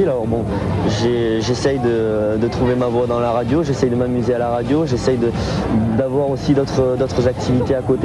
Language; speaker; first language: French; native; French